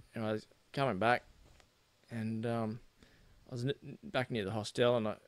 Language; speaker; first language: English; native; English